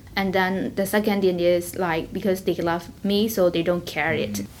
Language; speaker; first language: English; non-native, fluent; Burmese